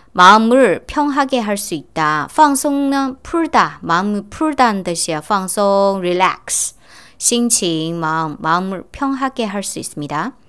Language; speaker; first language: Korean; non-native, fluent; Chinese